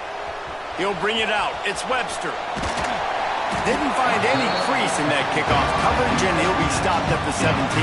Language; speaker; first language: English; native; English